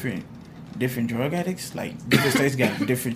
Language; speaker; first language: English; native; English